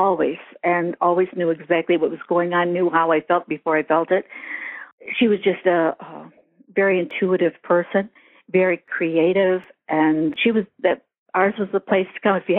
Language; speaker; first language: English; native; English